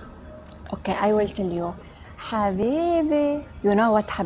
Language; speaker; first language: English; non-native, learner; Arabic